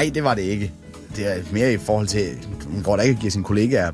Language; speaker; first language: Danish; native; Danish